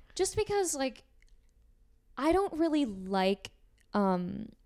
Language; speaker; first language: English; non-native, fluent; Korean